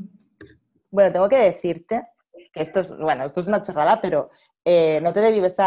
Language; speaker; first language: Spanish; native; Spanish